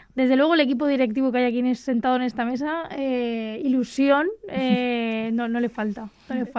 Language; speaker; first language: Spanish; native; Spanish